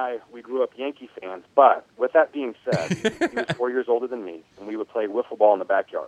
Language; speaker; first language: English; native; English